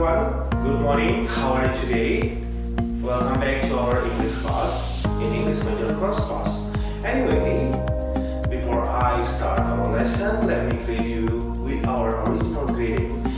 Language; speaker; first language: English; non-native, fluent; Indonesian